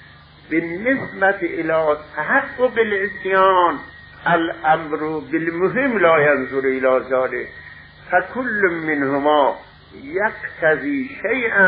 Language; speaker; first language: Arabic; non-native, fluent; Persian